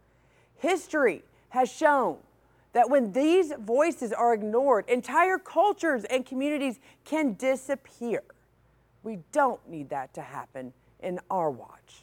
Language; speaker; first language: English; native; English